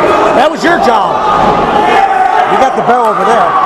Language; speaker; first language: English; native; English